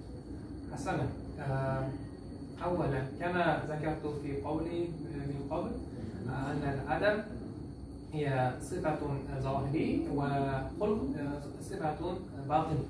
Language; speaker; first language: Arabic; non-native, learner; Uzbek